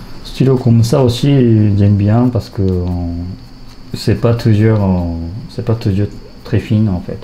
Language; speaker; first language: French; non-native, fluent; Japanese